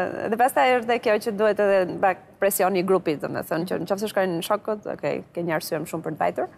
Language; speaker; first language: Albanian; native; Albanian